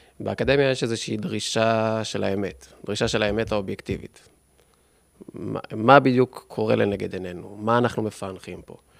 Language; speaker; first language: Hebrew; native; Hebrew